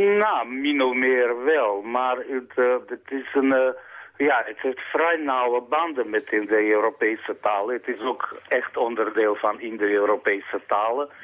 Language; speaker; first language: Dutch; non-native, fluent; Armenian